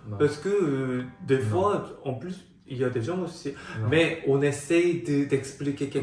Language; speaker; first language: French; non-native, fluent; Korean